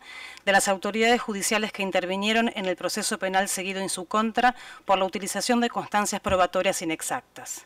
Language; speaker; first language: Spanish; native; Spanish